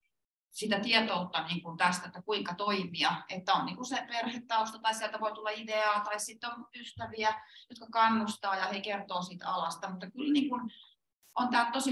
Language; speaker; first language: Finnish; native; Finnish